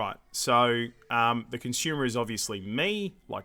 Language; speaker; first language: English; native; English